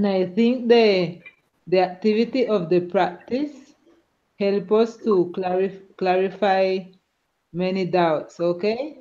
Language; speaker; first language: English; non-native, learner; Spanish